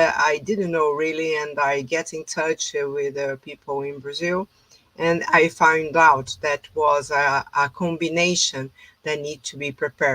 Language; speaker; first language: English; non-native, fluent; Portuguese